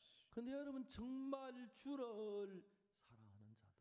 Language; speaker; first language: Korean; native; Korean